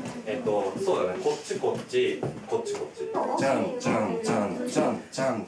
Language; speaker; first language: Japanese; native; Japanese